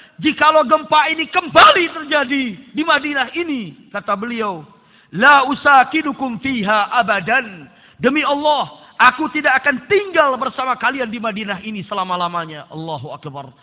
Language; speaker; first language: Indonesian; non-native, local second language; Sasak